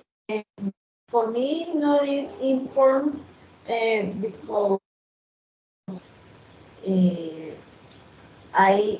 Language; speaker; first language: English; non-native, learner; Spanish